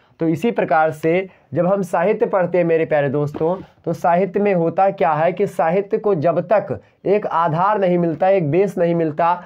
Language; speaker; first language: Hindi; native; Hindi